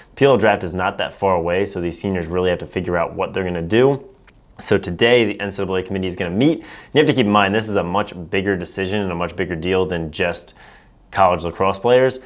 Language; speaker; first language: English; native; English